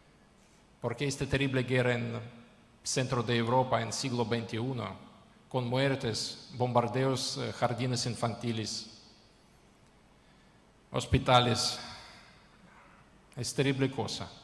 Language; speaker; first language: Spanish; non-native, learner; Ukrainian